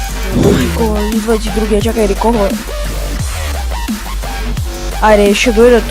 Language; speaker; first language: Bulgarian; native; Bulgarian